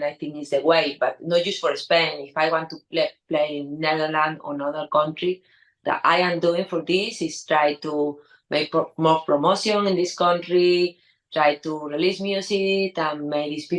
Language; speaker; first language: English; non-native, learner; Spanish